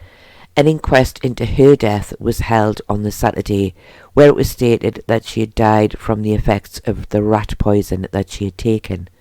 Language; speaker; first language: English; native; English